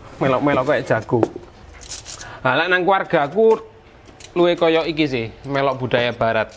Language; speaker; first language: Javanese; non-native, local second language; English